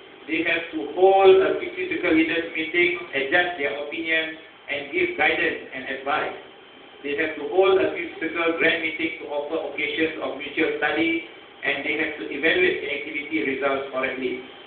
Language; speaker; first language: English; non-native, local second language; Malay